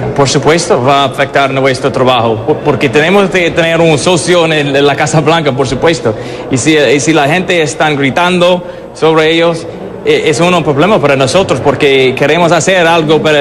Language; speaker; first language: Spanish; non-native, fluent; English